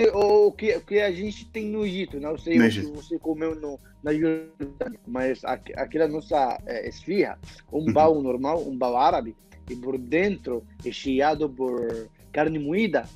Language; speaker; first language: Portuguese; non-native, fluent; Arabic